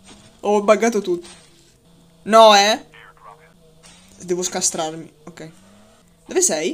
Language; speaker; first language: Italian; native; Italian